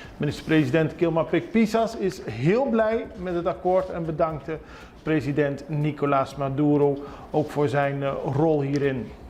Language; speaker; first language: Dutch; non-native, local second language; Papiamento